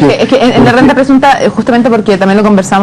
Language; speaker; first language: Spanish; native; Spanish